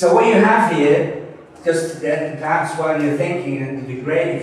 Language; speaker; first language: English; native; English